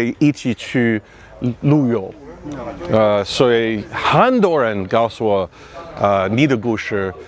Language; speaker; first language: Chinese; non-native, learner; English